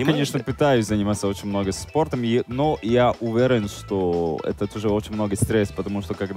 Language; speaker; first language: Russian; non-native, fluent; Latvian